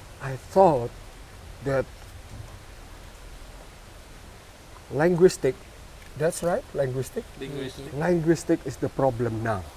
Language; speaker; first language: English; non-native, learner; Indonesian